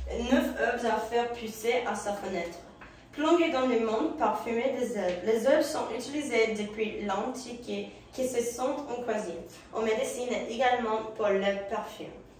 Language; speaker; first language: French; non-native, learner; English